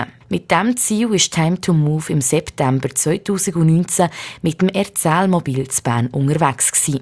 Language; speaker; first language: German; native; German